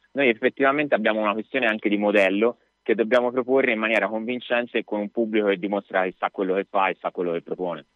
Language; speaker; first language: Italian; native; Italian